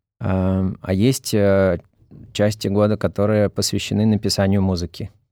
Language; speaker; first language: Russian; native; Russian